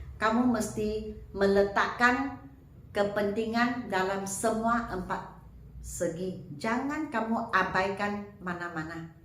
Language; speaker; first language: Malay; non-native, local second language; Chinese